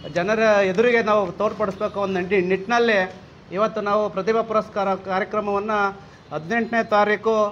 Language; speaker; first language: Kannada; native; Kannada